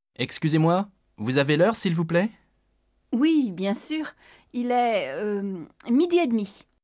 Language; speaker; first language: French; non-native, local second language; Arabic